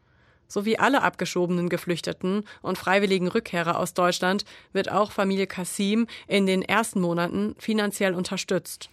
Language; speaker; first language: German; native; German